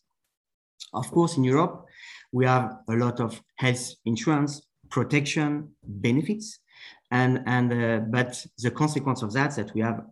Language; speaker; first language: English; non-native, fluent; French